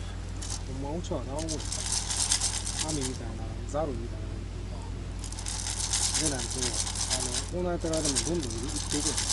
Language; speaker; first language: Japanese; native; Japanese